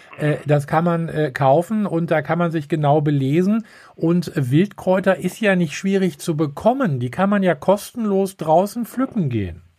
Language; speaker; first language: German; native; German